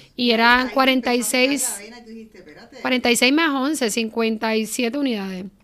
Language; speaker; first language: Spanish; native; Spanish